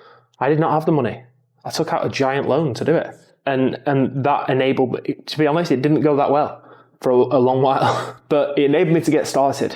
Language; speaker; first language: English; native; English